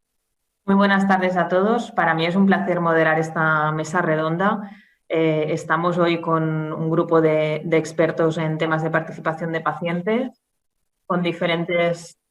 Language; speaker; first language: Spanish; native; Spanish